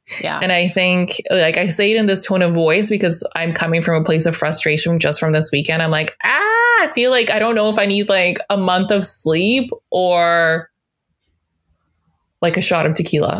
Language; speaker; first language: English; native; English